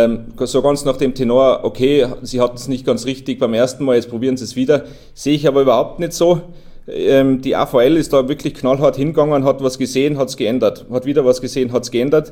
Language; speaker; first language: German; native; German